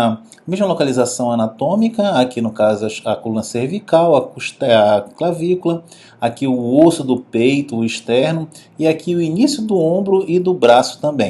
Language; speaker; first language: Portuguese; native; Portuguese